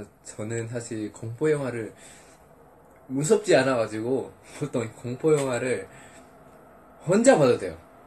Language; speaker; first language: Korean; non-native, fluent; Indonesian